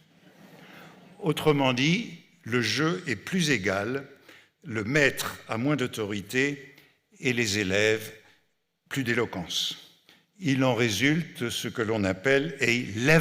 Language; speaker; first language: French; native; French